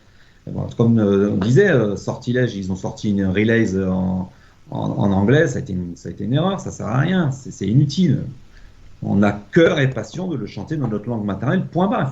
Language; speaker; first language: French; native; French